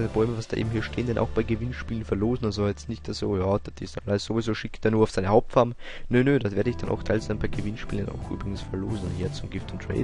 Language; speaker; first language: German; native; German